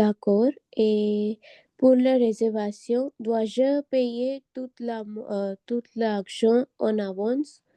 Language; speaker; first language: French; non-native, learner; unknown